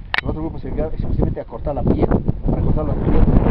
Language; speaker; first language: Spanish; native; Spanish